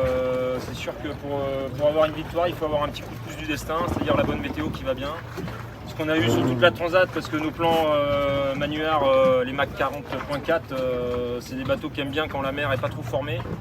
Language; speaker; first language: French; native; French